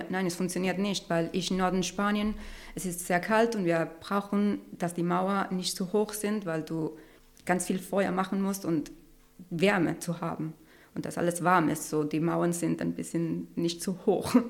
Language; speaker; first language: German; non-native, learner; Spanish